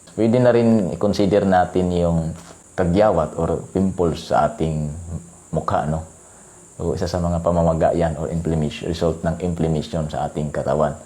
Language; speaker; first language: Filipino; non-native, local second language; Cebuano